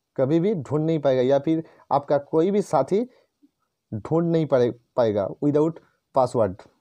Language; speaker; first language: Hindi; non-native, local second language; Bangla